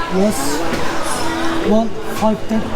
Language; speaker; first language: English; non-native, learner; Turkish